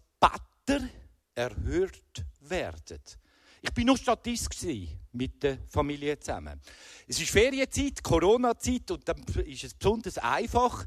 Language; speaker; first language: German; native; German